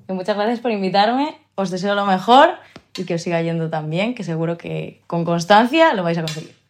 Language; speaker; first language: Spanish; native; Spanish